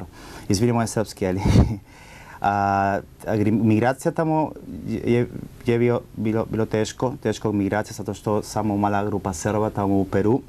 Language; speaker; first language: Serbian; non-native, learner; Spanish